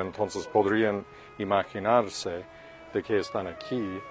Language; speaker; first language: Spanish; non-native, fluent; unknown